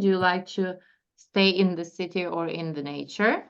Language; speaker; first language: English; non-native, fluent; Turkish